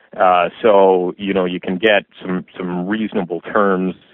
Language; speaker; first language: English; native; English